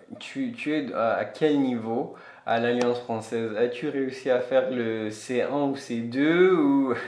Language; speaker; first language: French; non-native, fluent; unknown